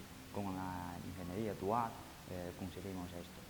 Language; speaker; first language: Spanish; non-native, learner; Chinese